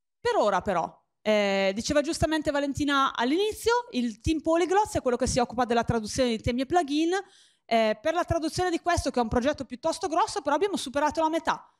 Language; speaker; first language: Italian; native; Italian